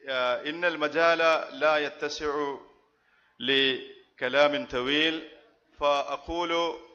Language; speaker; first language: Arabic; non-native, fluent; Malayalam